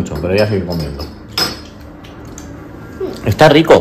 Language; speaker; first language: Spanish; native; Spanish